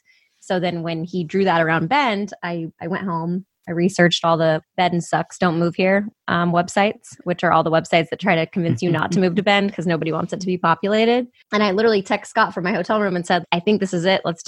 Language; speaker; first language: English; native; English